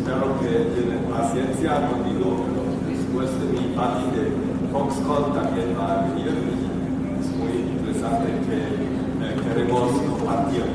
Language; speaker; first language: Spanish; non-native, fluent; German